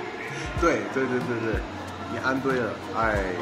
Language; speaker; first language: Chinese; non-native, fluent; English